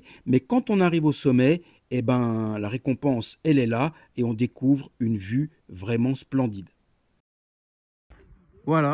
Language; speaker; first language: French; native; French